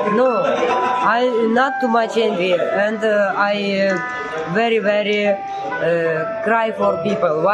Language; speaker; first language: English; non-native, learner; Russian